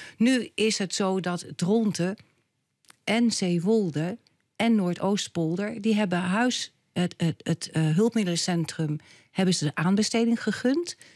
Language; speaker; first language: Dutch; native; Dutch